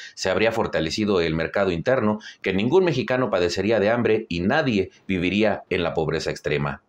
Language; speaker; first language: Spanish; native; Spanish